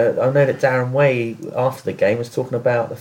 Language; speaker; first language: English; native; English